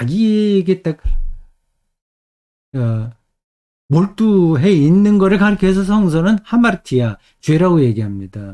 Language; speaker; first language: Korean; native; Korean